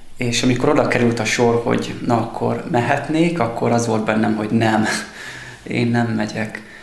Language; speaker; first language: Hungarian; native; Hungarian